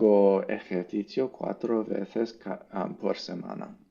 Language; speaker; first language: Spanish; non-native, learner; English